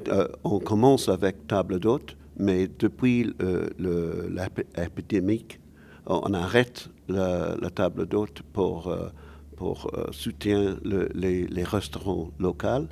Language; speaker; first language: French; non-native, learner; English